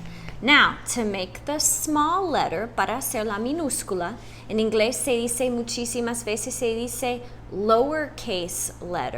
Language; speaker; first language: Spanish; non-native, fluent; English